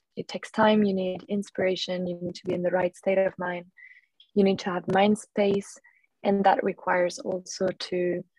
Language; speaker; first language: English; non-native, fluent; French